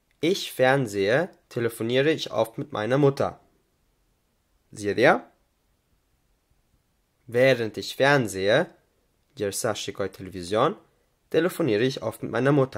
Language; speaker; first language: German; non-native, fluent; Albanian